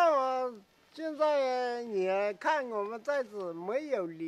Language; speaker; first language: Chinese; non-native, local second language; Hmong